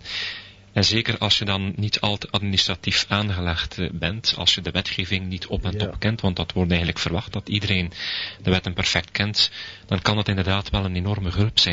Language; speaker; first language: Dutch; native; Dutch